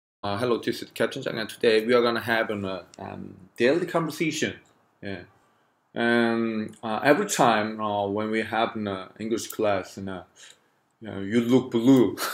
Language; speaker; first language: English; non-native, fluent; Korean